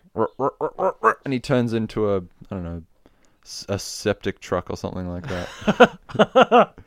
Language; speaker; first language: English; native; English